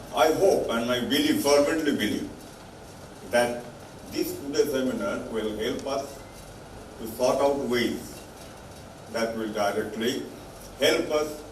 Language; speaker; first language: English; non-native, local second language; Bangla